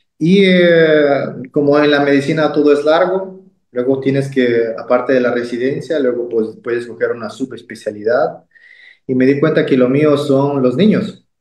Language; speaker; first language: Spanish; native; Spanish